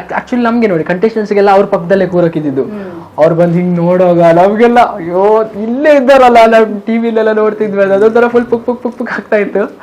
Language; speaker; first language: Kannada; native; Kannada